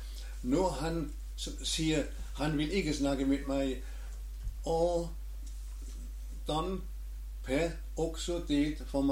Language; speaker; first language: Danish; non-native, learner; German